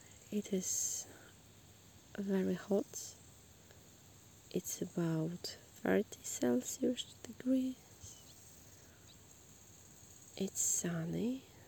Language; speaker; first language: English; non-native, fluent; Polish